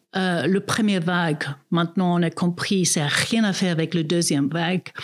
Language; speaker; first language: French; non-native, fluent; English